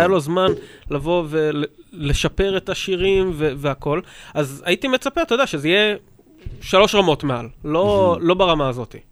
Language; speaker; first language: Hebrew; native; Hebrew